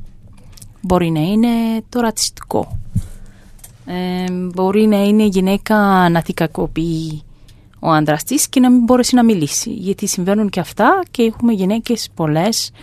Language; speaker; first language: Greek; non-native, fluent; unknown